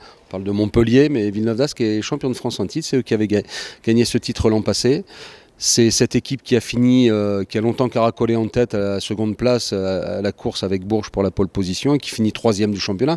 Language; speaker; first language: French; native; French